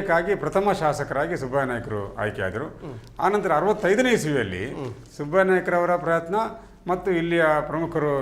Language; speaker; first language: Kannada; native; Kannada